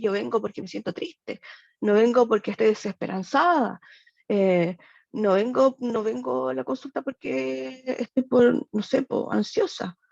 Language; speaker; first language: Spanish; native; Spanish